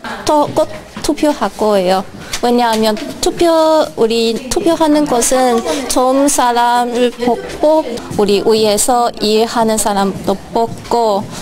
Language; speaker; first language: Korean; non-native, learner; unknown